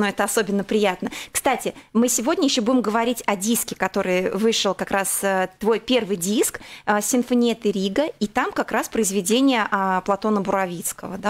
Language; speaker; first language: Russian; native; Russian